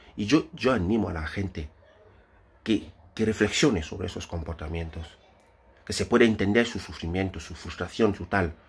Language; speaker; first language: Spanish; non-native, fluent; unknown